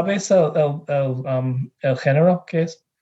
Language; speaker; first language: Spanish; non-native, fluent; English